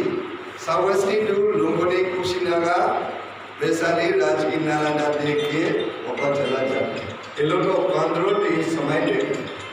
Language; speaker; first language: Hindi; non-native, fluent; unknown